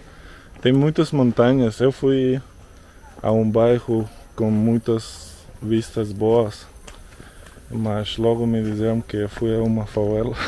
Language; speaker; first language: Portuguese; non-native, learner; Russian